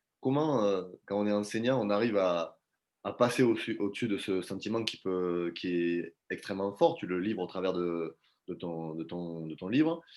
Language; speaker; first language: French; native; French